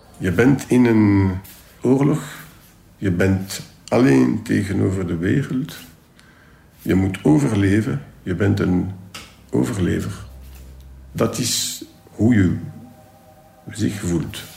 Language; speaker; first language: Dutch; non-native, local second language; French